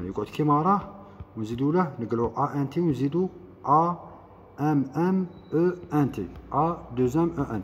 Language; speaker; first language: French; non-native, local second language; Arabic